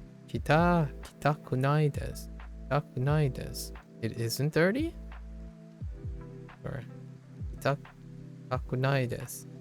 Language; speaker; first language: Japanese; non-native, learner; English